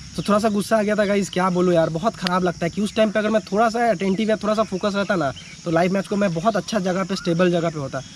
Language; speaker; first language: Hindi; non-native, local second language; Bangla